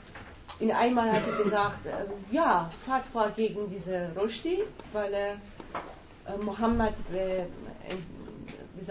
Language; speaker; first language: German; non-native, fluent; Persian